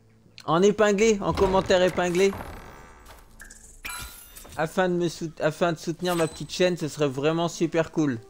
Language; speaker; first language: French; native; French